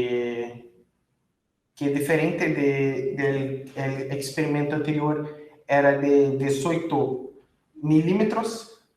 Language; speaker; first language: Spanish; non-native, fluent; Portuguese